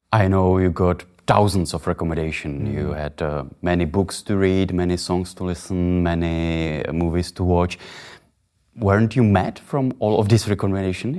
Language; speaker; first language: English; non-native, fluent; Czech